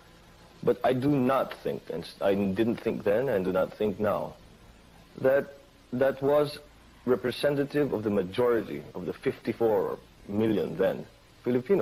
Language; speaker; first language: English; non-native, fluent; Filipino